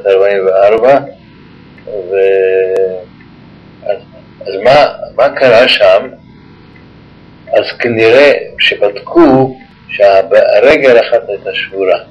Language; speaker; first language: Hebrew; non-native, fluent; Yiddish